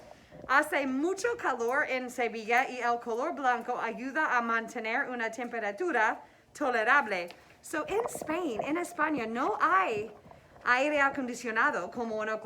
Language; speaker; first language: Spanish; non-native, fluent; English